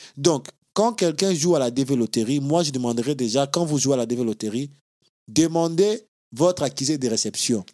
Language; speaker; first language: French; non-native, local second language; Lingala